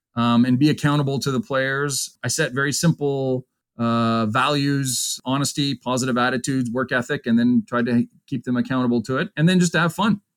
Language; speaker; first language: English; native; English